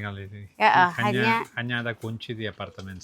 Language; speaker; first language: Indonesian; non-native, learner; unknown